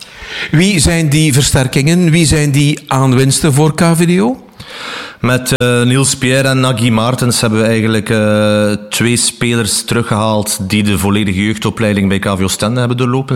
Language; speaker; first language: Dutch; native; Dutch